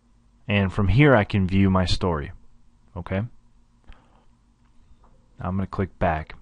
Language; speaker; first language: English; native; English